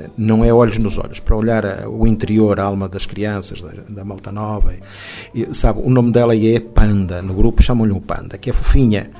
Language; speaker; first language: Portuguese; native; Portuguese